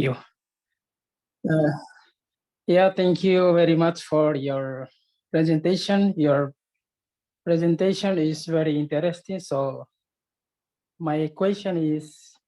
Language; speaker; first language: English; non-native, learner; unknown